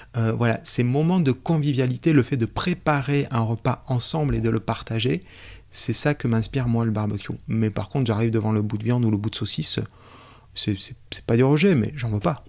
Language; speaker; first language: French; native; French